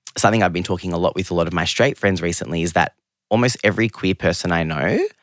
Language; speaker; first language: English; early bilingual, other home language; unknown